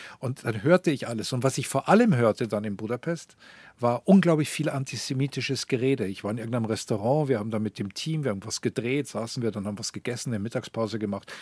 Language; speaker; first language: German; native; German